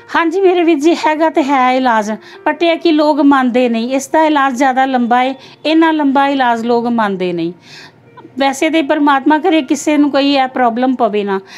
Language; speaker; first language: Punjabi; native; Punjabi